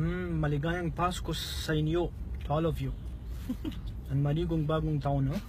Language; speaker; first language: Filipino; non-native, fluent; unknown